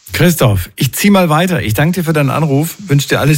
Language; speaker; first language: German; native; German